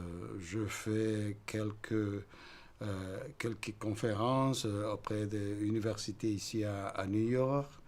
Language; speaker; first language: French; non-native, fluent; Spanish